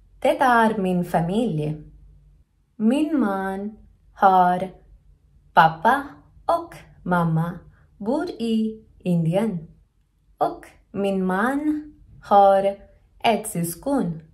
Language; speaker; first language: Swedish; non-native, learner; Kannada